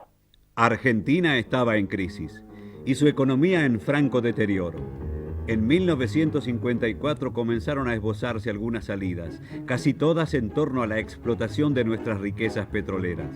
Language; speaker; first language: Spanish; native; Spanish